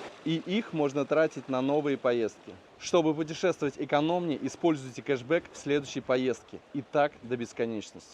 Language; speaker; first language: Russian; native; Russian